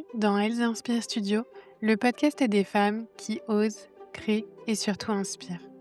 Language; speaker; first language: French; native; French